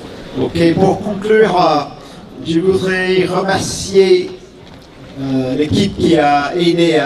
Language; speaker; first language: French; non-native, fluent; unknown